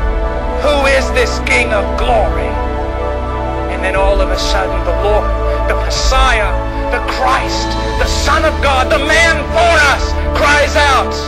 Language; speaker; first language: English; native; English